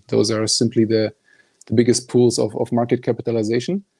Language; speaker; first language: English; non-native, fluent; German